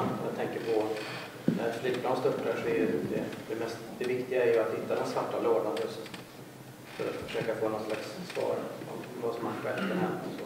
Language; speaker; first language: Swedish; native; Swedish